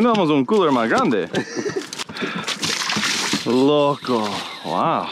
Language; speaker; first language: Spanish; non-native, learner; English